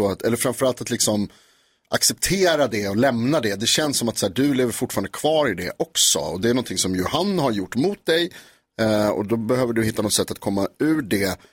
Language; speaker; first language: Swedish; native; Swedish